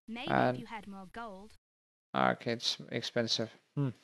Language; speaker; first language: English; non-native, fluent; Danish